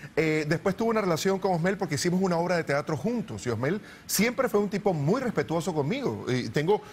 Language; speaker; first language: Spanish; native; Spanish